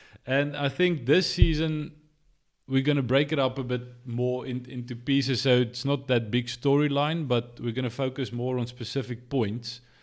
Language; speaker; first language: English; non-native, local second language; Afrikaans